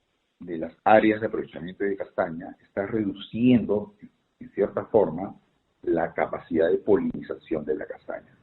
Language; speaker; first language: Spanish; native; Spanish